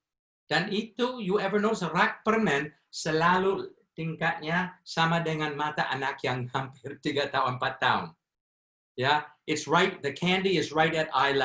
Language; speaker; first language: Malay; non-native, fluent; English